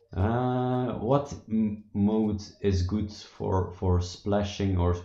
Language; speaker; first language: English; non-native, fluent; Dutch